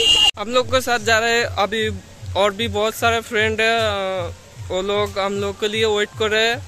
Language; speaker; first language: Hindi; non-native, local second language; Bangla